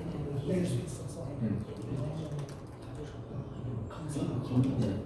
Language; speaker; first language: Korean; non-native, fluent; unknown